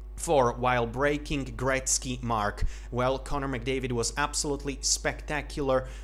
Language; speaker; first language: English; non-native, fluent; Slovak